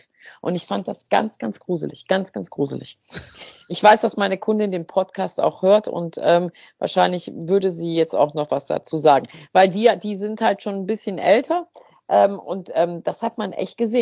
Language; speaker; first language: German; native; German